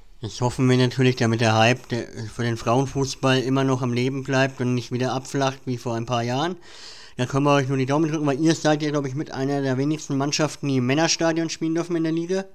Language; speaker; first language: German; native; German